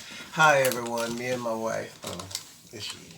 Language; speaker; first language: English; native; English